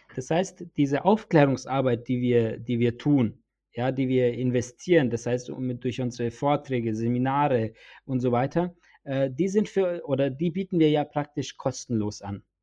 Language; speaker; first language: German; early bilingual, other home language; Bosnian